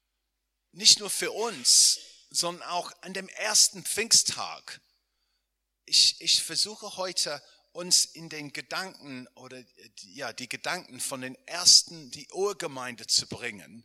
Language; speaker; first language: German; non-native, fluent; English